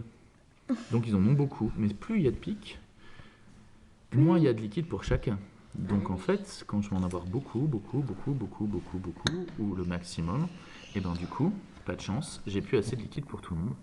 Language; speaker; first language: French; native; French